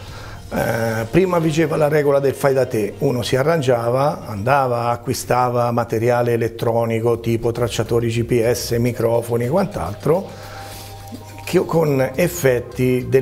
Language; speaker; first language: Italian; native; Italian